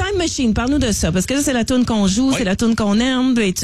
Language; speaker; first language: French; native; French